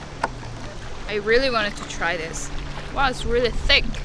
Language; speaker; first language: English; non-native, fluent; Korean